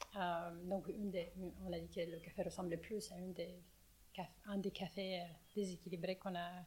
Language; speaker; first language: French; non-native, fluent; Romanian